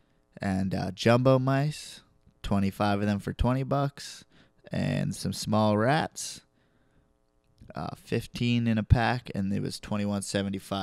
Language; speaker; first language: English; native; English